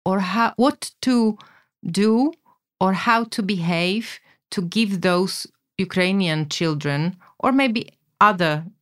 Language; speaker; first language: English; non-native, fluent; Slovak